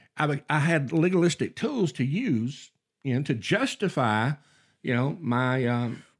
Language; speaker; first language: English; native; English